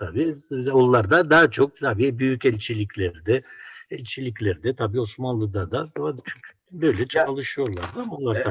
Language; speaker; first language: Turkish; non-native, local second language; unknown